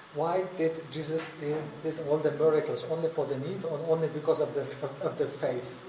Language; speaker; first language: English; non-native, learner; Polish